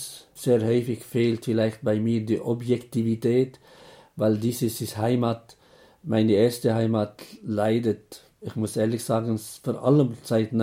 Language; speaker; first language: German; non-native, fluent; Arabic